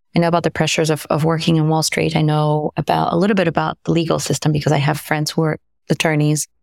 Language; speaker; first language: English; non-native, fluent; French